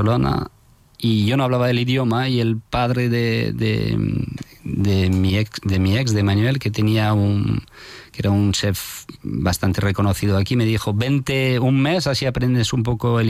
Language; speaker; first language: Spanish; non-native, fluent; French